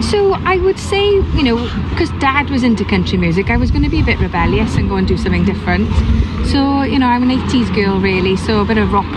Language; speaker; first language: English; native; English